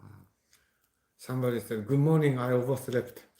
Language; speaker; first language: English; non-native, fluent; Japanese